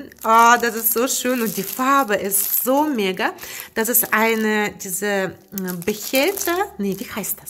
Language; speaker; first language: German; non-native, learner; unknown